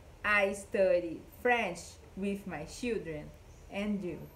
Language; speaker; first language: English; non-native, fluent; Portuguese